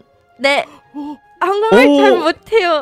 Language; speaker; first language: Korean; non-native, learner; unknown